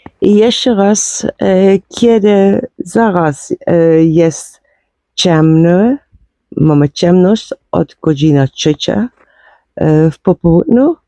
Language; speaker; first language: Polish; non-native, learner; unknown